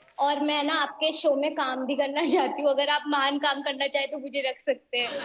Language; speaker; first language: Hindi; native; Hindi